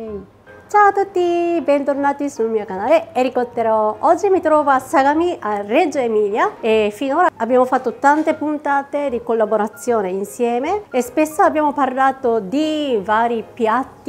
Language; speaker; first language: Italian; non-native, fluent; Japanese